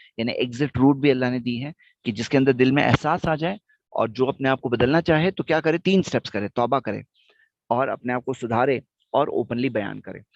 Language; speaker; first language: Urdu; non-native, local second language; Gujarati